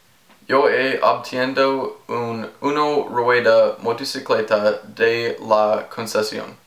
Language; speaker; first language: Spanish; non-native, learner; English